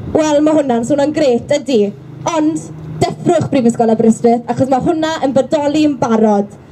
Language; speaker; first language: Welsh; native; Welsh